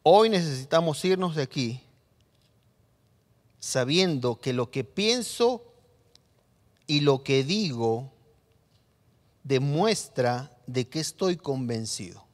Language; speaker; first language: Spanish; native; Spanish